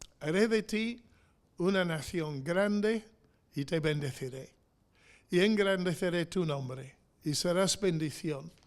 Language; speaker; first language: Spanish; non-native, fluent; English